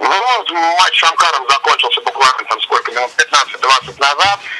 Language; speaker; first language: Russian; native; Russian